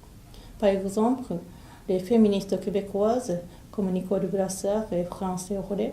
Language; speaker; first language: French; non-native, fluent; Japanese